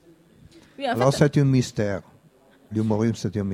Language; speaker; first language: French; non-native, fluent; Italian